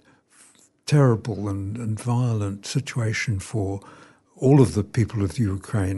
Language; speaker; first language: English; native; English